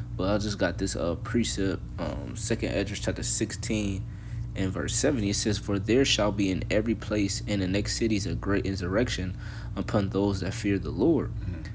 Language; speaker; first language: English; native; English